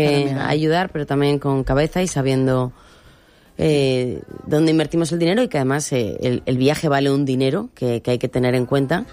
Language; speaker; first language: Spanish; native; Spanish